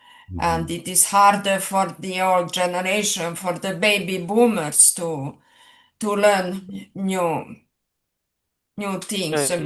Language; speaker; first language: English; non-native, fluent; Serbian